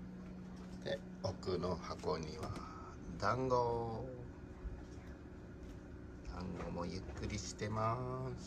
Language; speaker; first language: Japanese; native; Japanese